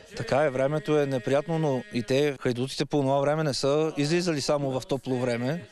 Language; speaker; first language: Bulgarian; native; Bulgarian